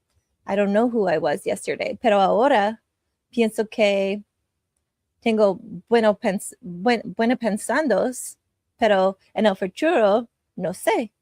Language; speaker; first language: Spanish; non-native, learner; English